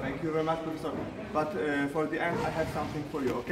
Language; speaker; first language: English; non-native, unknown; Polish